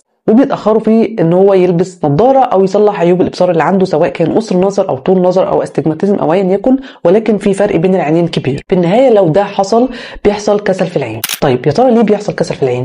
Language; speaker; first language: Arabic; native; Arabic